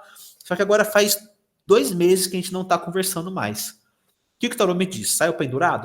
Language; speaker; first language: Portuguese; native; Portuguese